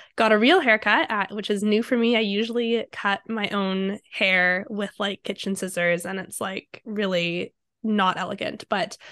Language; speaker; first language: English; native; English